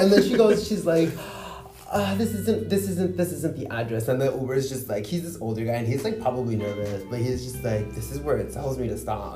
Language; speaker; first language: English; early bilingual, other home language; Spanish